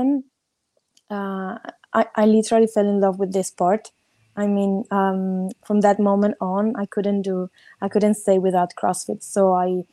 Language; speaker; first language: English; non-native, fluent; Italian